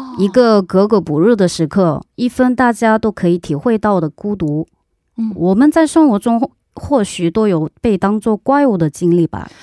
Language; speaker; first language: Chinese; non-native, fluent; Korean